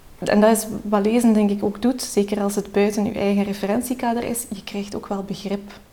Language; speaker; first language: Dutch; native; Dutch